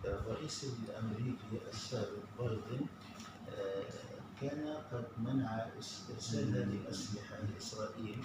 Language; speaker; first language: Arabic; native; Arabic